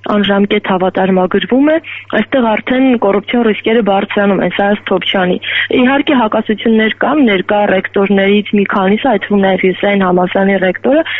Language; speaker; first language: Armenian; native; Armenian